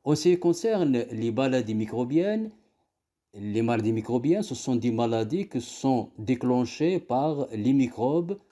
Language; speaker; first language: French; non-native, local second language; Arabic